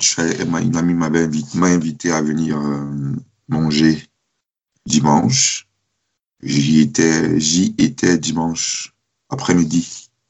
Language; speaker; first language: French; non-native, fluent; German